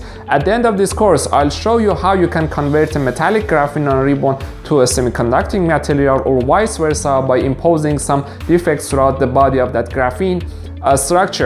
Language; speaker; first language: English; non-native, fluent; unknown